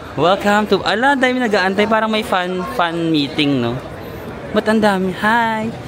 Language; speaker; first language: Filipino; non-native, local second language; Waray